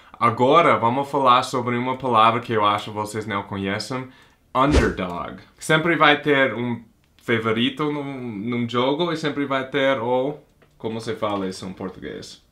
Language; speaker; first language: Portuguese; non-native, fluent; English